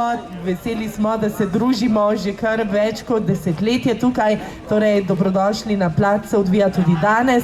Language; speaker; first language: Slovenian; native; Slovenian